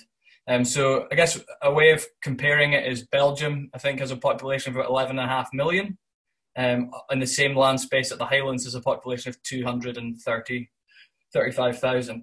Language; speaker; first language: English; native; English